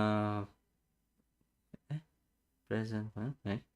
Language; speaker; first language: English; non-native, learner; Indonesian